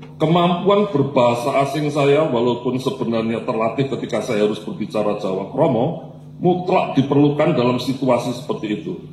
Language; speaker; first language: Indonesian; non-native, local second language; Javanese